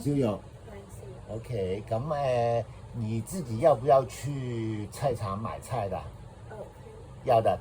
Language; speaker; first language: Chinese; native; Chinese